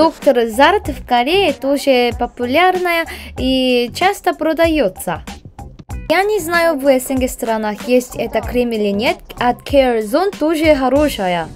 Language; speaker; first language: Russian; non-native, learner; Korean